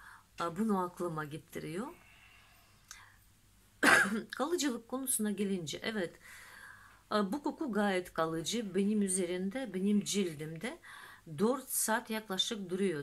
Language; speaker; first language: Turkish; non-native, fluent; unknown